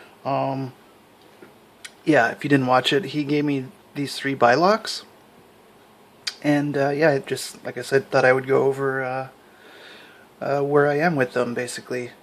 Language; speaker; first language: English; native; English